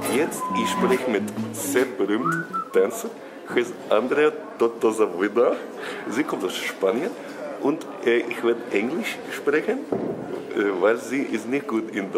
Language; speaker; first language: German; non-native, learner; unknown